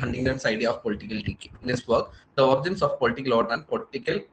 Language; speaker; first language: English; non-native, local second language; Malayalam